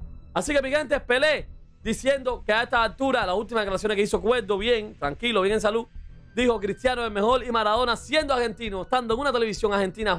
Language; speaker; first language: Spanish; native; Spanish